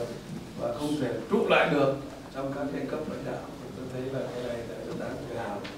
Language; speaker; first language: Vietnamese; native; Vietnamese